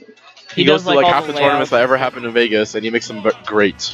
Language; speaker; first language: English; native; English